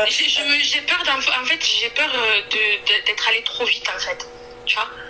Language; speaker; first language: French; early bilingual, other home language; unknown